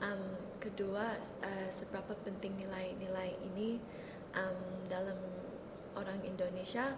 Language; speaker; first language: Indonesian; early bilingual, heritage; Indonesian